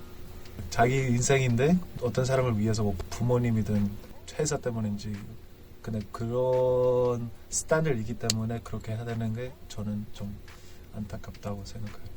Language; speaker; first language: Korean; non-native, fluent; Spanish